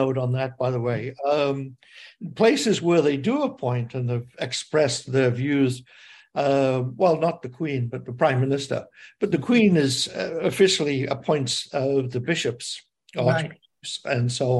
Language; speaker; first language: English; native; English